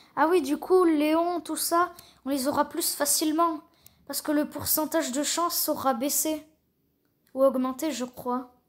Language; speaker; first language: French; native; French